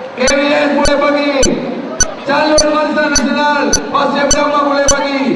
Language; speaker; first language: Malay; non-native, local second language; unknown